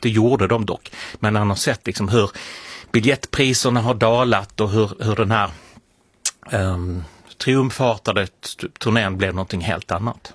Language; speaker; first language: Swedish; native; Swedish